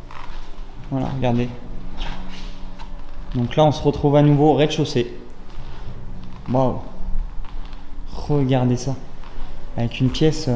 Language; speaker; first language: French; native; French